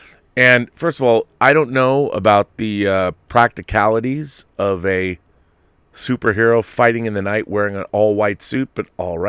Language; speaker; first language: English; native; English